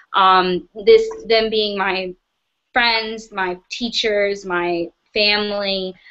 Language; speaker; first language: English; native; English